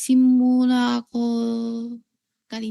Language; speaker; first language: Filipino; non-native, learner; Chinese